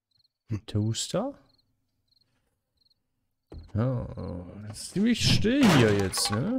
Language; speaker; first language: German; native; German